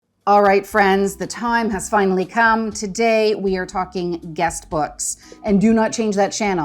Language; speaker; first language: English; native; English